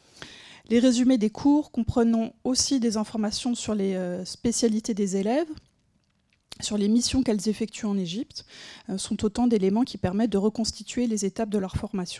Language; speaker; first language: French; native; French